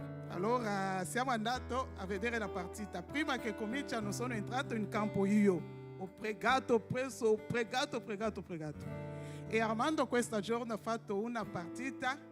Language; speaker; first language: Italian; non-native, fluent; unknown